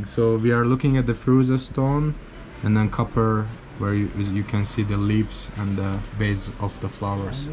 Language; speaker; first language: English; non-native, fluent; Azerbaijani